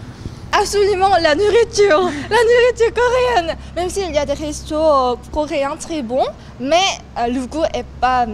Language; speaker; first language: French; non-native, learner; Korean